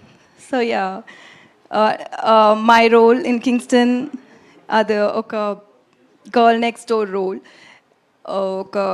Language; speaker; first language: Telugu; non-native, learner; Tamil